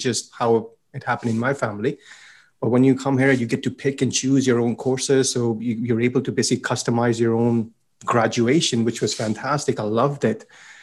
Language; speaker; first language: English; non-native, local second language; Punjabi